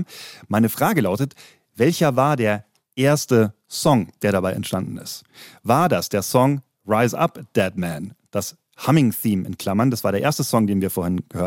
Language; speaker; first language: German; native; German